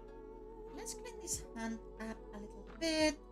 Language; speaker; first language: English; non-native, fluent; Spanish